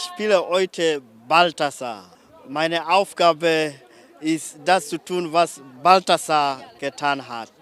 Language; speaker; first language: German; non-native, fluent; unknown